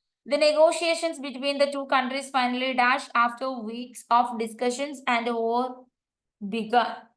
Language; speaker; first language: English; non-native, local second language; Malayalam